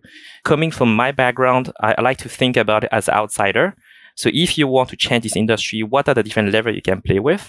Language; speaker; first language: English; non-native, fluent; French